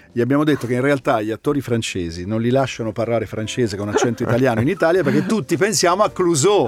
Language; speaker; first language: Italian; native; Italian